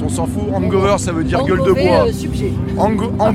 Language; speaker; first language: French; native; French